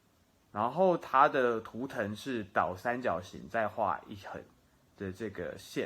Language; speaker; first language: Chinese; native; Chinese